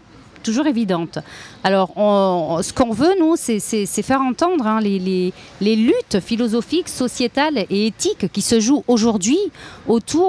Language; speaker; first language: French; native; French